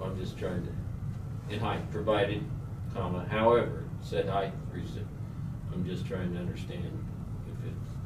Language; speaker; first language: English; native; English